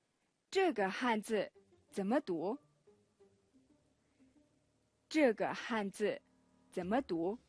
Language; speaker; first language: Chinese; non-native, fluent; Mongolian